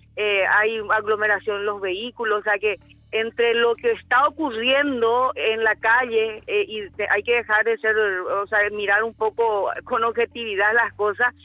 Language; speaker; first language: Spanish; native; Spanish